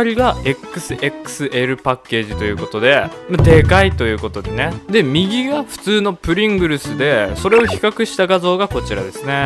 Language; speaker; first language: Japanese; native; Japanese